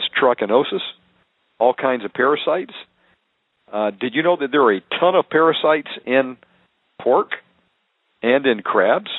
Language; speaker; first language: English; native; English